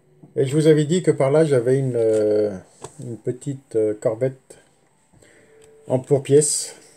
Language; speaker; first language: French; native; French